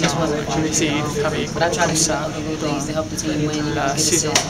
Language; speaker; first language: French; non-native, local second language; Dutch